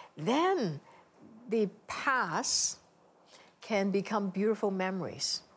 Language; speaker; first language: English; native; English